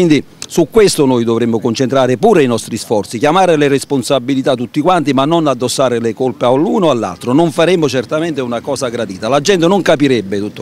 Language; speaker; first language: Italian; native; Italian